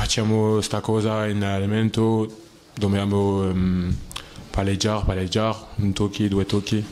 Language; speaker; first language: Italian; non-native, learner; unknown